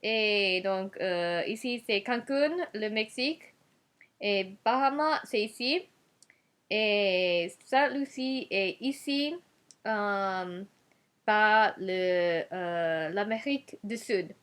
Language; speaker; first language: French; non-native, learner; Japanese